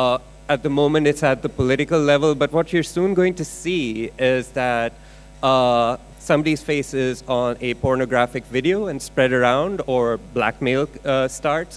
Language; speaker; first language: English; non-native, local second language; Urdu